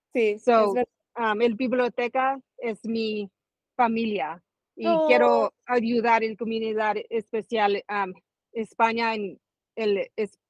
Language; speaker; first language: Spanish; early bilingual, heritage; Spanish